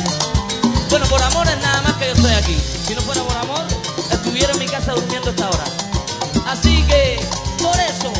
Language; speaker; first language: Spanish; native; Spanish